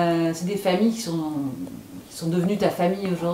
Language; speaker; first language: French; native; French